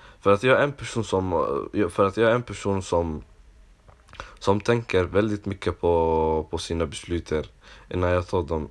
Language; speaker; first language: Swedish; non-native, local second language; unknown